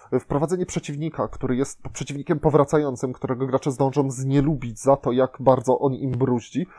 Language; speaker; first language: Polish; native; Polish